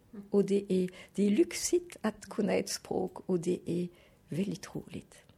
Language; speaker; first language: Swedish; non-native, fluent; French